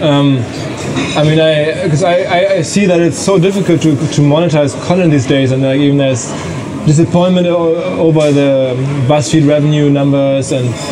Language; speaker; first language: English; non-native, fluent; German